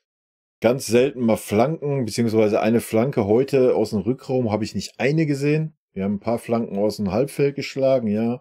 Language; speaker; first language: German; native; German